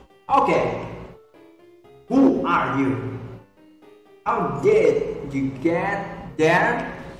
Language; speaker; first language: English; non-native, learner; Vietnamese